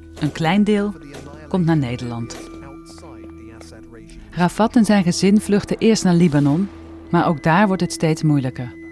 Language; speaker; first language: Dutch; native; Dutch